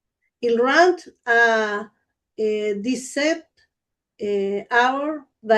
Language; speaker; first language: French; non-native, learner; Spanish